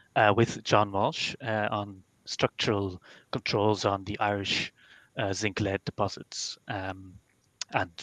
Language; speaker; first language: English; non-native, fluent; Dutch